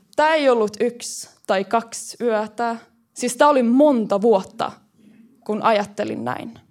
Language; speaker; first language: Finnish; early bilingual, heritage; Swedish